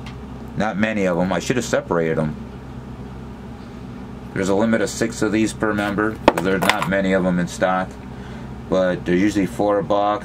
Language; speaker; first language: English; native; English